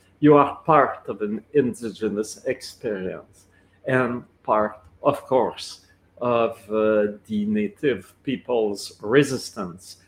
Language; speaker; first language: English; non-native, local second language; French